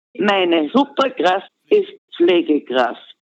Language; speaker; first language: German; native; German